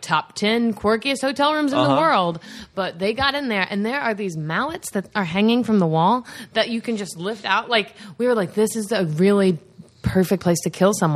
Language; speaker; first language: English; native; English